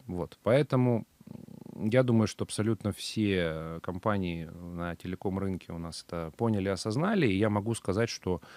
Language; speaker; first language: Russian; native; Russian